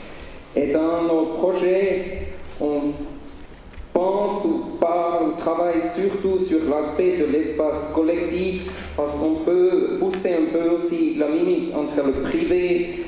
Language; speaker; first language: French; non-native, local second language; Swiss German